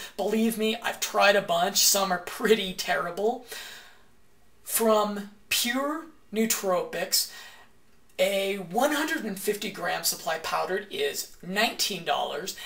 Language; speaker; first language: English; native; English